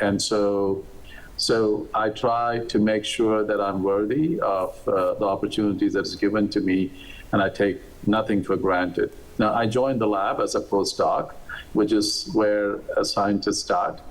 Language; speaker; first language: English; non-native, local second language; Malayalam